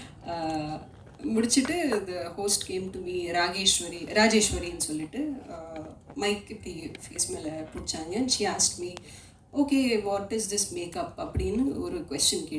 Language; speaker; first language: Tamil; non-native, learner; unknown